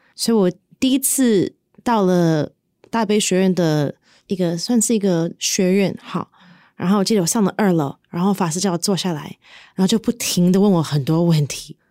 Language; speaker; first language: Chinese; native; Chinese